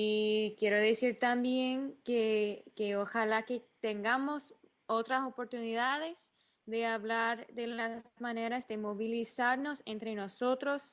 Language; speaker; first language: Spanish; non-native, fluent; English